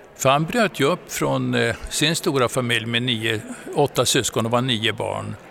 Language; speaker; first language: Swedish; native; Swedish